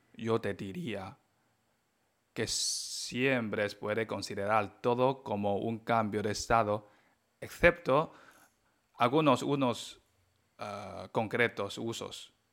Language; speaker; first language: Spanish; non-native, fluent; Chinese